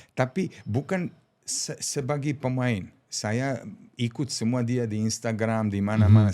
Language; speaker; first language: Indonesian; non-native, fluent; Serbian